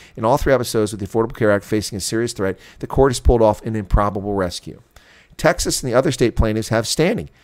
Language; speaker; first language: English; native; English